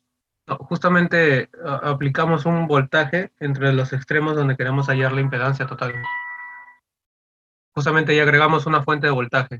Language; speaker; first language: Spanish; native; Spanish